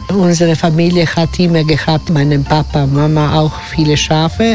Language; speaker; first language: German; non-native, learner; Croatian